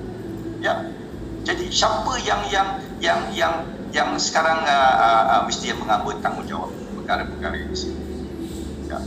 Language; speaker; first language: Indonesian; non-native, local second language; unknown